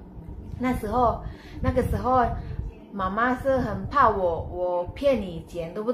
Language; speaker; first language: Chinese; non-native, fluent; Indonesian